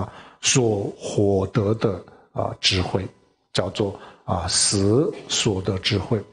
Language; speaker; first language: Chinese; non-native, local second language; Tibetan